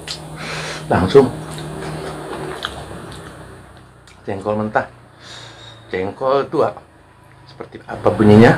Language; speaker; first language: Indonesian; non-native, local second language; Sundanese